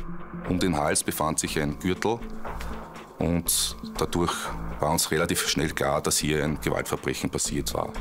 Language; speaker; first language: German; native; German